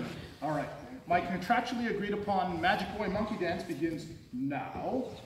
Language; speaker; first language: English; native; English